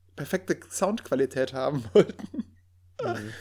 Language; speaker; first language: German; native; German